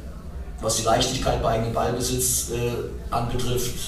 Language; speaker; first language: German; native; German